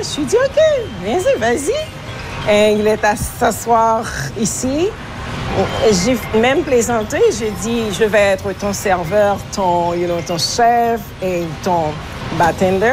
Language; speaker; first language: French; non-native, local second language; Haitian Creole